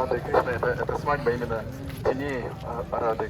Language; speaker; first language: Russian; native; Russian